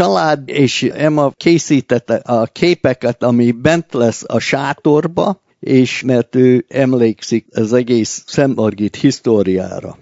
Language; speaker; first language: Hungarian; early bilingual, heritage; Hungarian